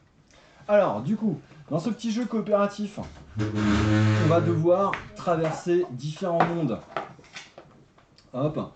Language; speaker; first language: French; native; French